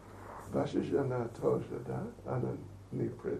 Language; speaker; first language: Russian; non-native, learner; English